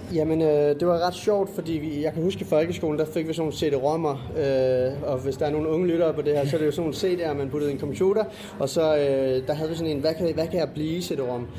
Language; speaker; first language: Danish; native; Danish